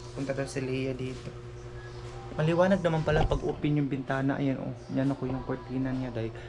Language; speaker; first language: Filipino; non-native, local second language; Cebuano